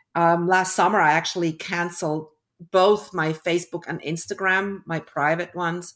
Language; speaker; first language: English; early bilingual, other home language; German